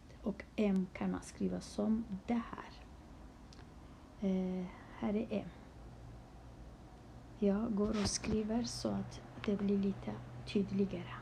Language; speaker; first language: Swedish; non-native, local second language; Kurdish